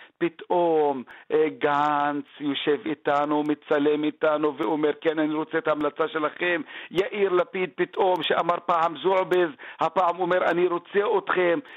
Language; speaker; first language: Hebrew; non-native, local second language; Arabic